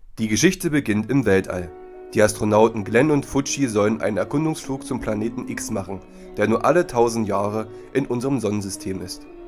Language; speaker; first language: German; native; German